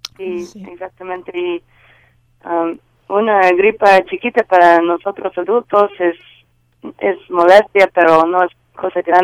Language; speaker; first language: Spanish; non-native, learner; English